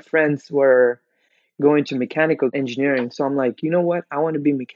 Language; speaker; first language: English; non-native, local second language; Gujarati